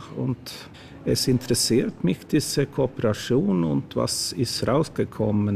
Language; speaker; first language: German; non-native, fluent; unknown